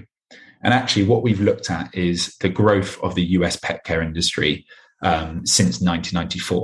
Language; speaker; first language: English; native; English